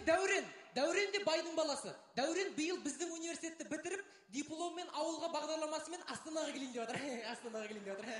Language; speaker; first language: Kazakh; native; Kazakh